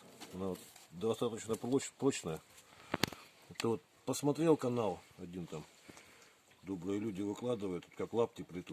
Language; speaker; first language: Russian; native; Russian